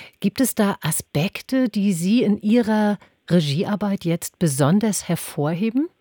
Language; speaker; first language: German; native; German